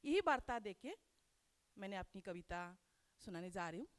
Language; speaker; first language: Hindi; non-native, local second language; Assamese